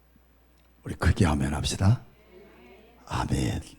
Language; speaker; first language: Korean; native; Korean